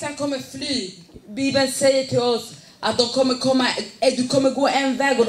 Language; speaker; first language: Swedish; non-native, fluent; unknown